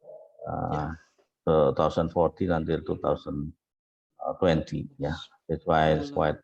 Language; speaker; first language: English; non-native, fluent; Indonesian